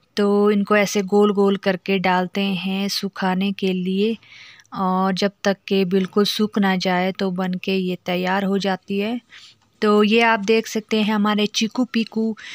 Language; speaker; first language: Hindi; non-native, local second language; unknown